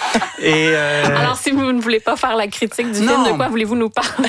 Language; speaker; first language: French; native; French